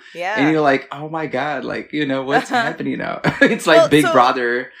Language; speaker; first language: English; non-native, fluent; Portuguese